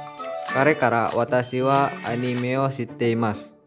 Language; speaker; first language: Japanese; non-native, learner; Indonesian